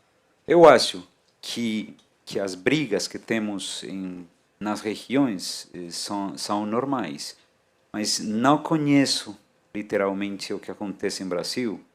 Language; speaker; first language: Portuguese; non-native, fluent; Spanish